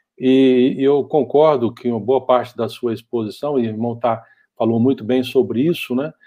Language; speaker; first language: Portuguese; native; Portuguese